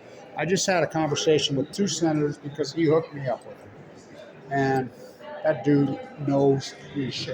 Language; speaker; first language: English; native; English